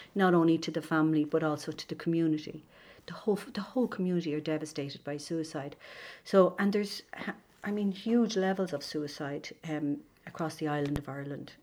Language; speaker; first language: English; native; English